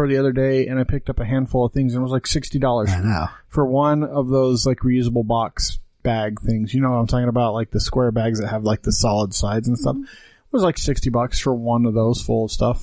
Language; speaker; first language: English; native; English